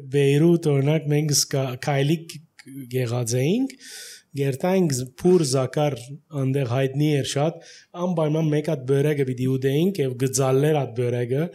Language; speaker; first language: Armenian; early bilingual, heritage; Armenian